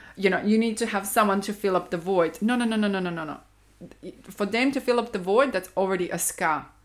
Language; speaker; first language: English; non-native, fluent; Croatian